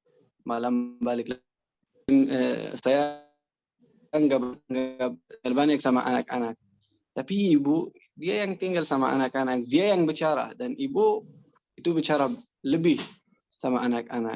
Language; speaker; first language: Indonesian; non-native, learner; Persian